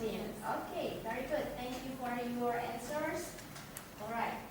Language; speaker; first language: English; non-native, fluent; Indonesian